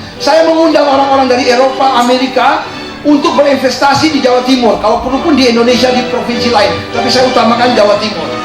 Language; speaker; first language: Indonesian; early bilingual, heritage; Indonesian